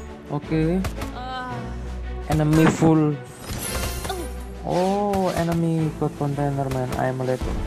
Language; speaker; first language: English; non-native, learner; Indonesian